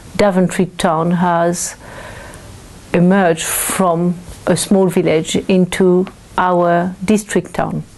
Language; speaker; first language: English; non-native, fluent; French